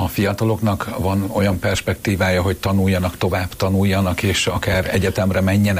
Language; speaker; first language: Hungarian; native; Hungarian